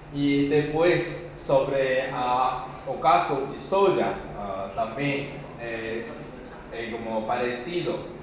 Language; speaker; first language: Portuguese; non-native, fluent; Chinese